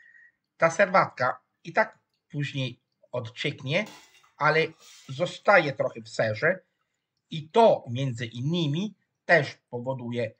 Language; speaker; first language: Polish; non-native, fluent; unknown